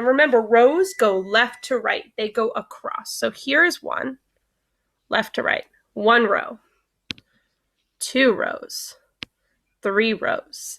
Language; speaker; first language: English; native; English